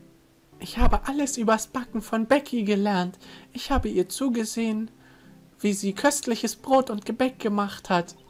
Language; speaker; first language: German; native; German